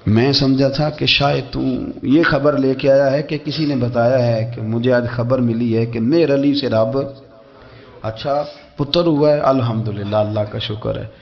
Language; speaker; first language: Urdu; non-native, local second language; Punjabi